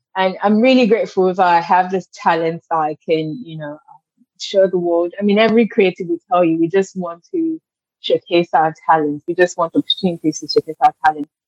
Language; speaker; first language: English; non-native, local second language; Yoruba